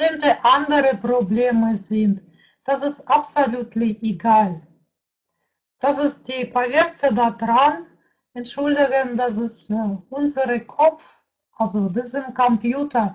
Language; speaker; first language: German; non-native, fluent; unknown